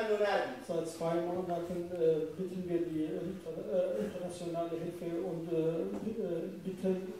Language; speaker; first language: German; non-native, fluent; Arabic